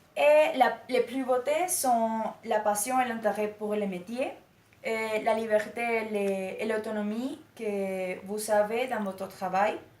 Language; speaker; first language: French; non-native, learner; Spanish